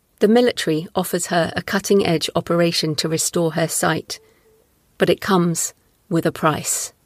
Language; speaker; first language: English; native; English